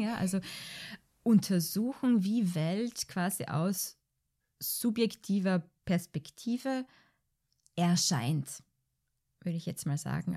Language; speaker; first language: German; native; German